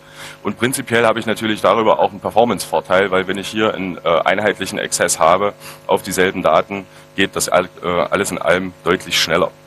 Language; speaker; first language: German; native; German